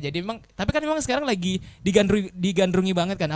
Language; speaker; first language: Indonesian; native; Indonesian